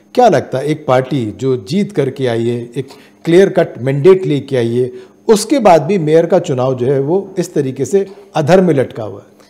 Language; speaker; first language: Hindi; native; Hindi